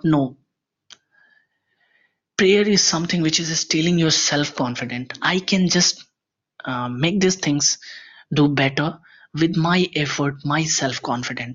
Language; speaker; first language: English; non-native, local second language; Hindi